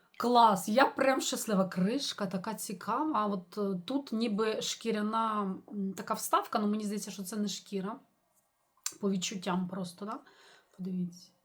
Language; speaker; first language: Ukrainian; non-native, local second language; Russian